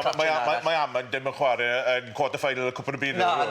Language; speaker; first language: Welsh; non-native, learner; English